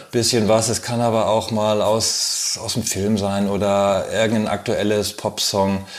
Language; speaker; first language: German; native; German